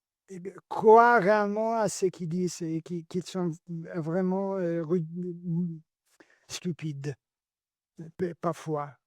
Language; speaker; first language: French; non-native, learner; Italian